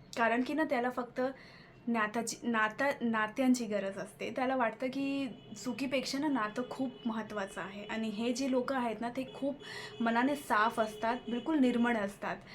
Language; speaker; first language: Marathi; non-native, local second language; Hindi